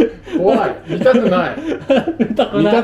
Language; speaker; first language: Japanese; native; Japanese